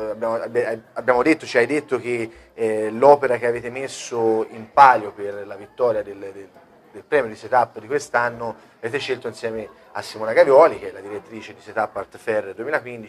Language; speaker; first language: Italian; native; Italian